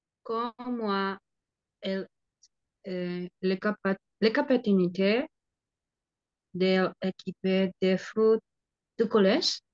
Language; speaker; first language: French; non-native, learner; Spanish